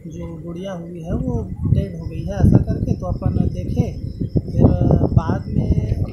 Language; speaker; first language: Hindi; native; Hindi